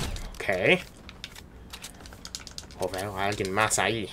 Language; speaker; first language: Spanish; early bilingual, heritage; Spanish